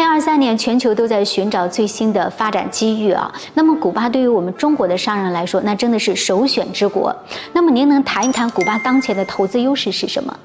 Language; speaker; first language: Chinese; native; Chinese